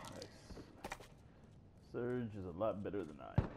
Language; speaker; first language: English; native; English